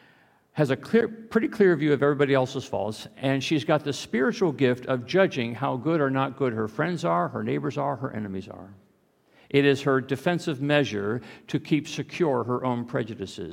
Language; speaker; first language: English; native; English